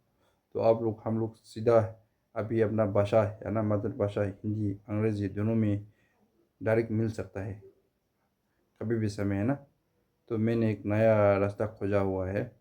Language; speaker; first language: Hindi; non-native, fluent; Tibetan